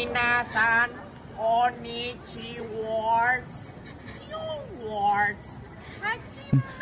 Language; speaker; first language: Japanese; non-native, learner; English